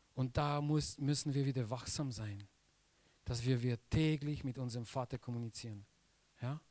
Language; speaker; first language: German; non-native, fluent; Polish